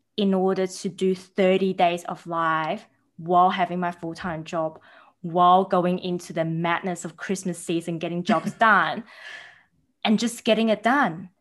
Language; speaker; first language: English; early bilingual, other home language; Chinese